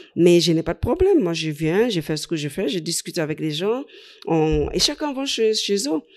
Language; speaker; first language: French; non-native, fluent; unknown